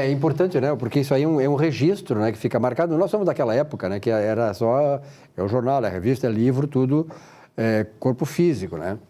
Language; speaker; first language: Portuguese; native; Portuguese